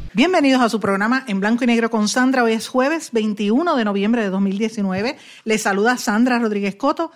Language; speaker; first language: Spanish; native; Spanish